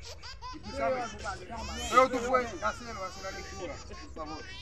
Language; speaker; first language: Spanish; non-native, learner; Haitian Creole